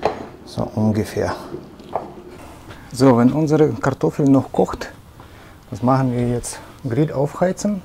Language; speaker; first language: German; non-native, fluent; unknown